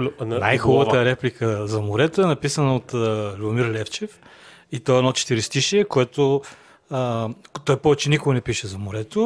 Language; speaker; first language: Bulgarian; native; Bulgarian